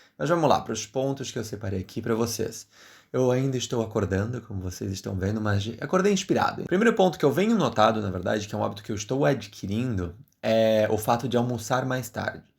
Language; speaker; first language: Portuguese; native; Portuguese